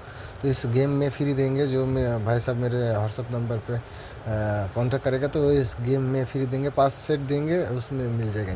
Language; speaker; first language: Hindi; non-native, learner; Bangla